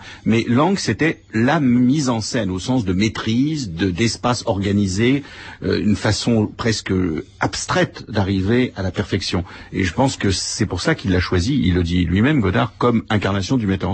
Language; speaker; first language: French; native; French